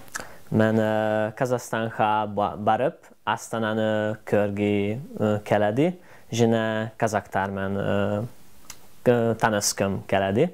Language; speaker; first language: Kazakh; non-native, learner; Hungarian